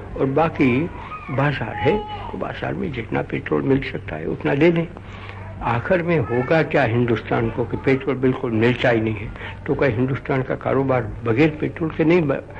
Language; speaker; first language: Hindi; non-native, local second language; Gujarati